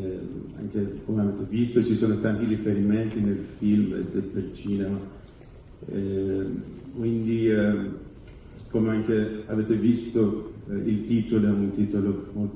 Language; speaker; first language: Italian; non-native, fluent; Persian